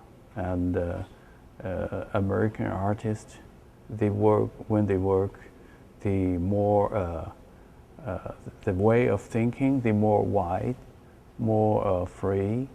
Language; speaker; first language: English; non-native, learner; Chinese